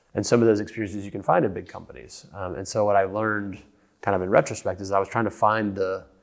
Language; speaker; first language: English; native; English